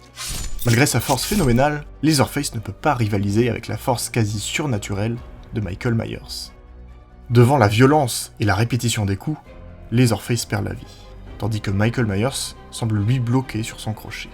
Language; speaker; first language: French; native; French